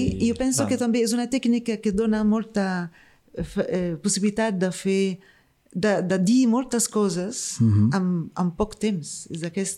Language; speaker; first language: Catalan; non-native, fluent; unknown